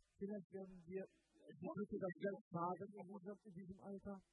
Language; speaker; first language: German; non-native, fluent; Russian